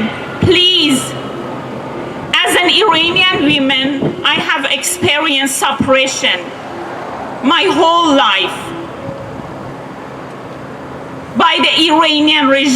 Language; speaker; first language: English; non-native, fluent; Persian